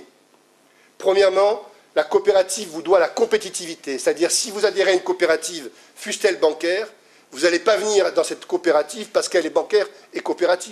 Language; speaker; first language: French; native; French